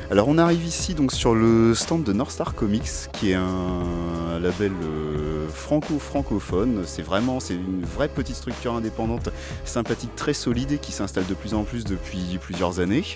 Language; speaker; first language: French; native; French